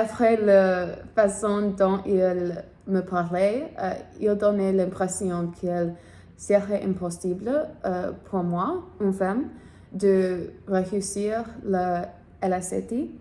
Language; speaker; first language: French; non-native, learner; English